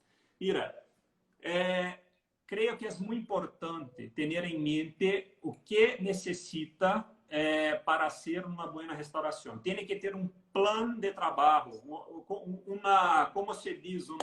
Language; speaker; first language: Portuguese; non-native, learner; Spanish